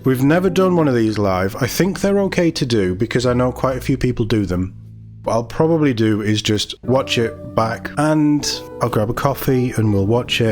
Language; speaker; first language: English; native; English